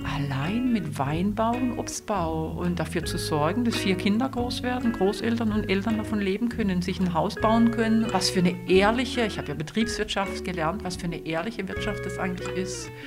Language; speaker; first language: German; non-native, local second language; Swiss German